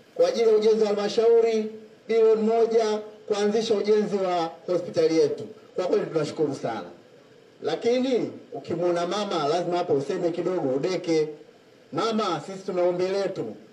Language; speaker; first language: Swahili; native; Swahili